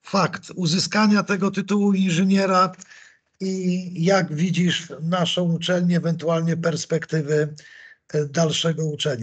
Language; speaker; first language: Polish; native; Polish